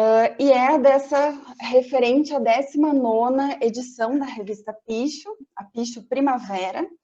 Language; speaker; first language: Portuguese; native; Portuguese